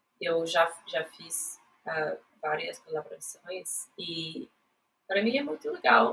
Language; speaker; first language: Portuguese; non-native, fluent; English